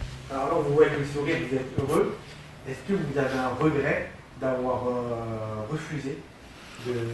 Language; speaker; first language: French; native; French